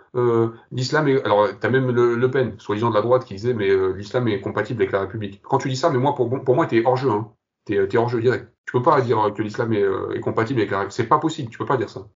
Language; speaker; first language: French; early bilingual, other home language; Kabyle